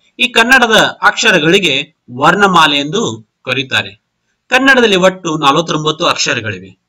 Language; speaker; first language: Kannada; non-native, local second language; Urdu